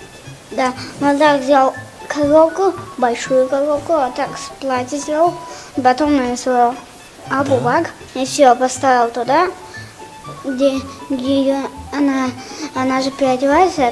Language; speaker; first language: Russian; non-native, local second language; Tajik